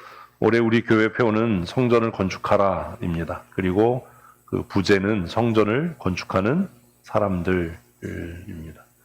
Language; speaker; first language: Korean; native; Korean